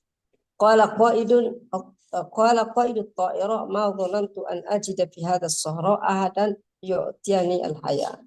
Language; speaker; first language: Arabic; non-native, fluent; Indonesian